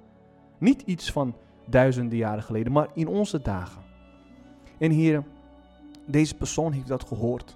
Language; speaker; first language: Dutch; non-native, fluent; Portuguese